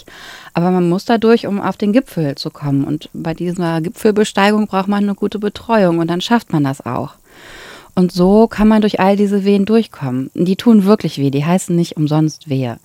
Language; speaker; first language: German; native; German